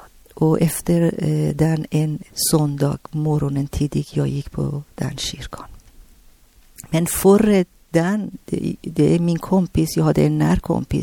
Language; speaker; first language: Swedish; non-native, learner; Persian